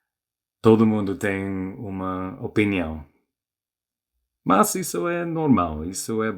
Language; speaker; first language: Portuguese; non-native, fluent; English